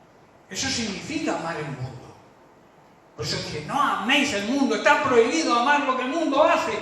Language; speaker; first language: Spanish; native; Spanish